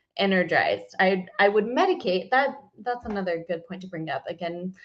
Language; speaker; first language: English; native; English